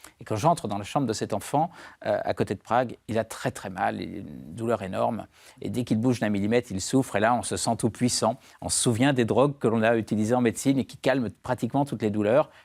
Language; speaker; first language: French; native; French